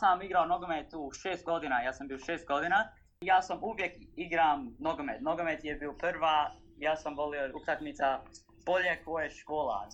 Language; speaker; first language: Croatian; early bilingual, heritage; English